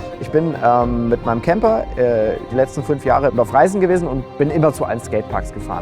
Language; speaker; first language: German; native; German